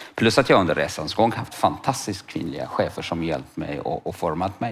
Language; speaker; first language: Swedish; non-native, fluent; Kurdish